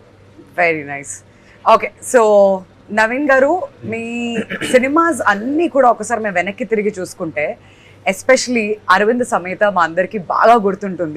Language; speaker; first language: Telugu; native; Telugu